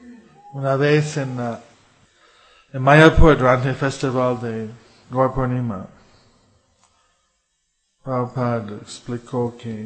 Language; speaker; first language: Spanish; non-native, fluent; English